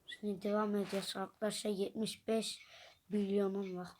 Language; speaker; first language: Turkish; early bilingual, heritage; Dutch